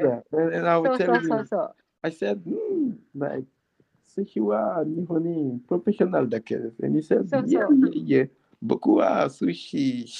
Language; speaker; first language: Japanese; non-native, learner; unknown